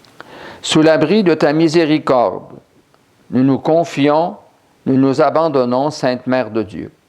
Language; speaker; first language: French; native; French